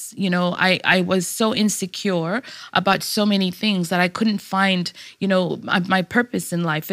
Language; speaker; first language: English; native; English